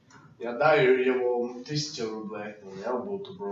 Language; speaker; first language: Russian; non-native, learner; English